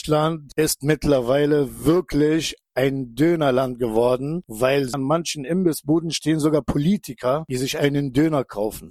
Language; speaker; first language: German; non-native, fluent; Turkish